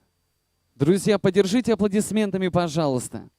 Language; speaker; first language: Russian; native; Russian